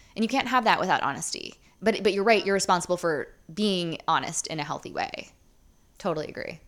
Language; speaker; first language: English; native; English